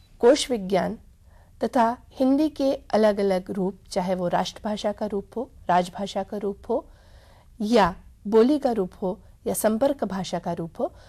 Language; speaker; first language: Hindi; native; Hindi